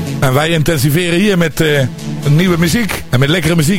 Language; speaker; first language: Dutch; native; Dutch